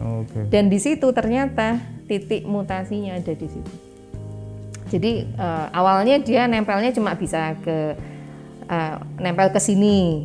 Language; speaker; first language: Indonesian; native; Indonesian